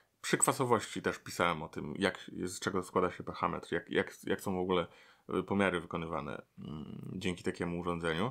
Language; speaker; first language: Polish; native; Polish